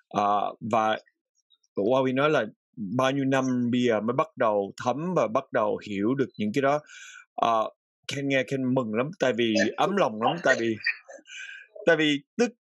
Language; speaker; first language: Vietnamese; early bilingual, heritage; Vietnamese